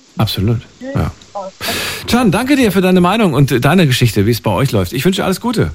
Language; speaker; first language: German; native; German